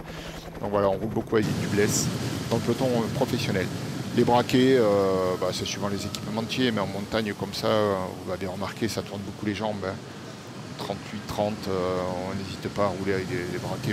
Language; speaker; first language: French; native; French